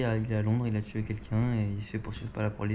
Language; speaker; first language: French; native; French